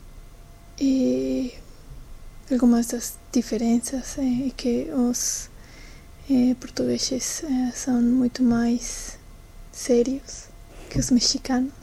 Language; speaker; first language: Portuguese; non-native, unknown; Spanish